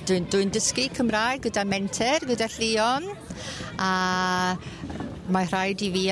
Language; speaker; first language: Welsh; non-native, learner; English